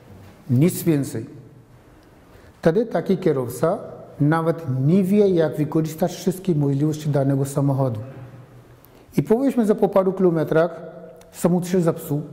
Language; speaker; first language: Polish; non-native, fluent; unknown